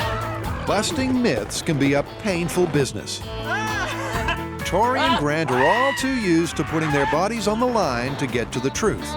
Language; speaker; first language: English; native; English